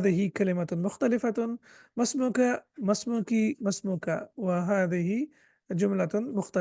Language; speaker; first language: Arabic; non-native, fluent; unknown